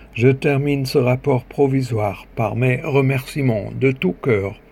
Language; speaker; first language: French; native; French